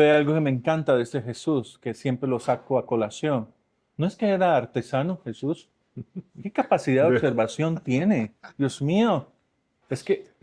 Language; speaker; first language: Spanish; native; Spanish